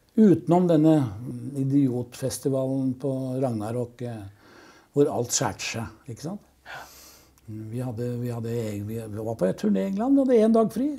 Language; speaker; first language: Norwegian; native; Norwegian